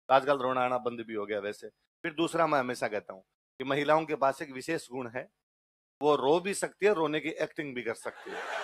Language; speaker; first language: Hindi; native; Hindi